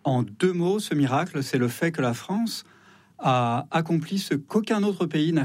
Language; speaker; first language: French; native; French